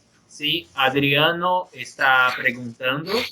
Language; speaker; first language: Spanish; non-native, fluent; Portuguese